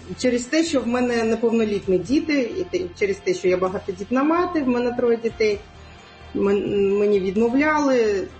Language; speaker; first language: Ukrainian; non-native, local second language; Crimean Tatar